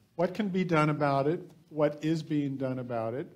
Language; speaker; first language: English; native; English